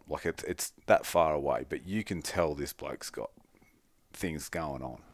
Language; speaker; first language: English; native; English